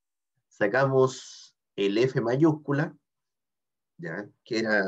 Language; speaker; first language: Spanish; native; Spanish